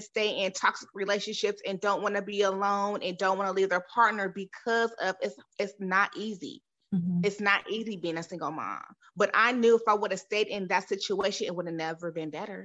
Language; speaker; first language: English; native; English